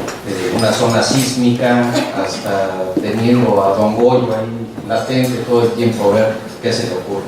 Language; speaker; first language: Spanish; native; Spanish